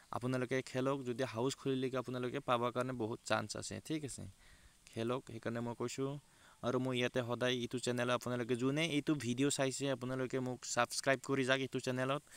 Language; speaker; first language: Assamese; non-native, local second language; Bangla